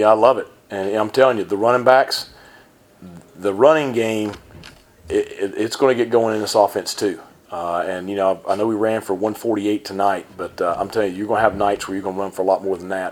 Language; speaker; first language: English; native; English